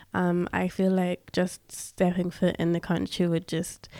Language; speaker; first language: English; early bilingual, other home language; Yoruba